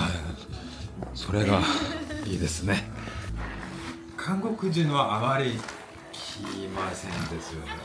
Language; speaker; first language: Japanese; non-native, learner; Korean